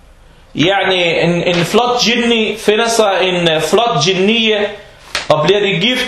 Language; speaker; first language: Danish; non-native, fluent; Arabic